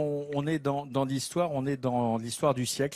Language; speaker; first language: French; native; French